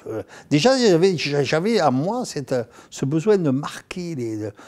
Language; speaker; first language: French; native; French